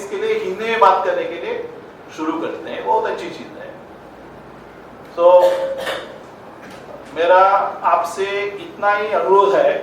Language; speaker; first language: Hindi; non-native, local second language; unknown